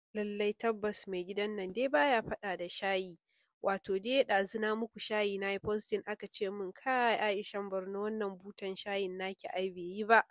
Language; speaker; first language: Hausa; non-native, local second language; Kanuri